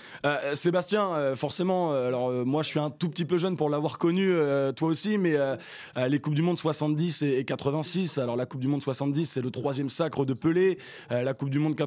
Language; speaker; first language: French; native; French